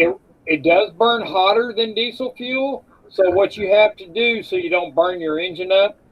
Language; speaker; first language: English; native; English